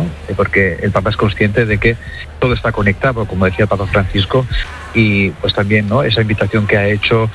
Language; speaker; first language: Spanish; native; Spanish